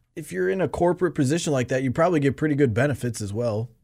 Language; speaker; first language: English; non-native, fluent; Czech